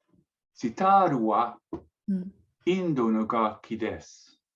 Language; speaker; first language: Japanese; non-native, learner; English